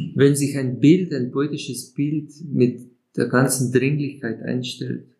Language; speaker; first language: German; non-native, fluent; Slovenian